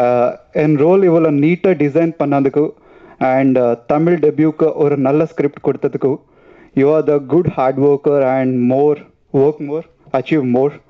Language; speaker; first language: Tamil; non-native, learner; Telugu